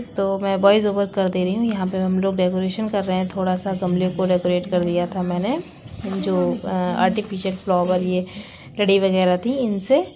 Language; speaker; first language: Hindi; native; Hindi